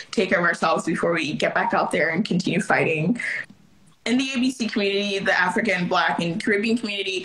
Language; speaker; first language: English; early bilingual, other home language; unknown